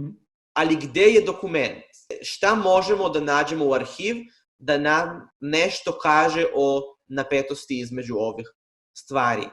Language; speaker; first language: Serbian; non-native, fluent; Hebrew